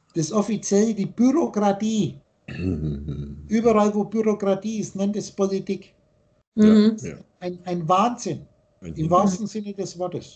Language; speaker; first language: German; native; German